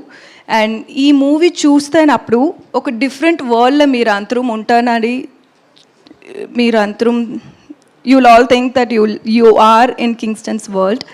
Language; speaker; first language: Telugu; non-native, local second language; Tamil